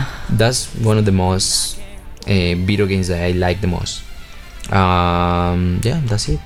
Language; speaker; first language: English; non-native, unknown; Spanish